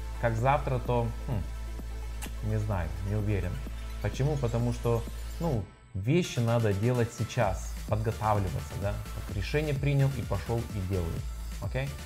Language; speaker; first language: Russian; non-native, learner; Lithuanian